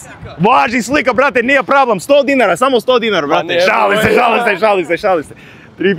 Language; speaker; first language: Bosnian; non-native, learner; English